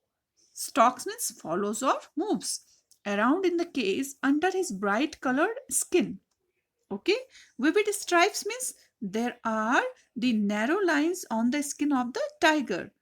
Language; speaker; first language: English; non-native, local second language; Hindi